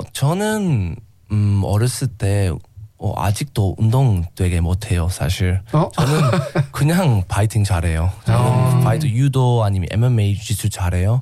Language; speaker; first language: Korean; non-native, learner; English